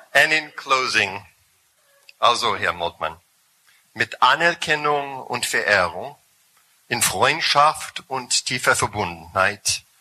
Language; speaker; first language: German; non-native, fluent; English